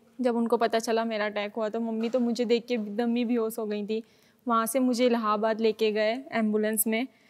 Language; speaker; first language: Hindi; native; Hindi